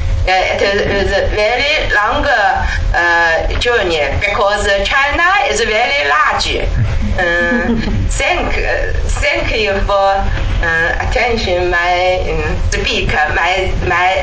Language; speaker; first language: English; non-native, learner; Chinese